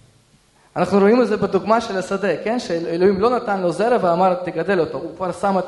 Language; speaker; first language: Hebrew; early bilingual, other home language; Russian